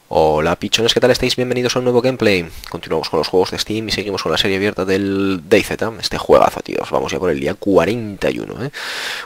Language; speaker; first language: Spanish; native; Spanish